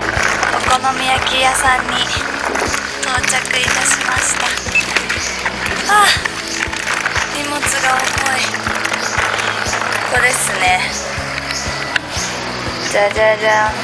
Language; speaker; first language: Japanese; native; Japanese